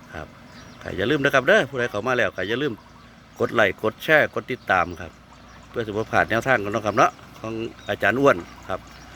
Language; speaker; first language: Thai; native; Thai